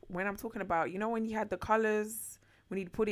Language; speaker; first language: English; early bilingual, other home language; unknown